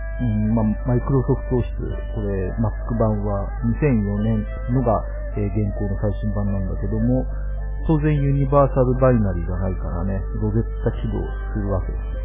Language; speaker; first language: Japanese; native; Japanese